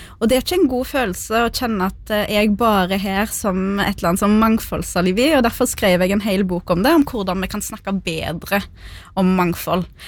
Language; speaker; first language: Norwegian; early bilingual, other home language; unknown